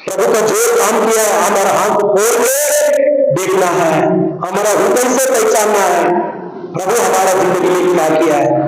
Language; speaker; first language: Hindi; non-native, local second language; Telugu